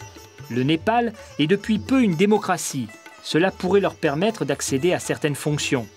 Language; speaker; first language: French; native; French